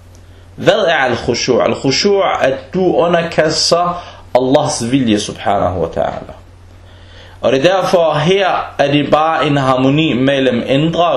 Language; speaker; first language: Danish; early bilingual, other home language; Arabic